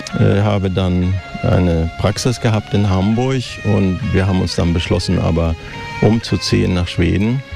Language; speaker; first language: German; native; German